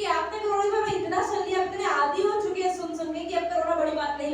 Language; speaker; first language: Hindi; native; Hindi